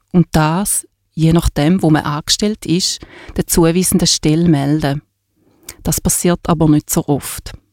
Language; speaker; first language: German; native; German